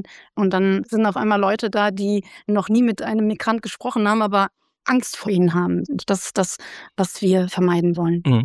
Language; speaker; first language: German; native; German